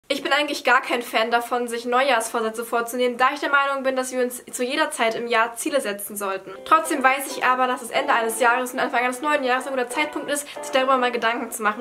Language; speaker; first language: German; native; German